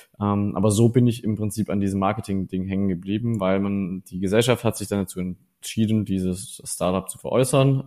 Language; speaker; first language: German; native; German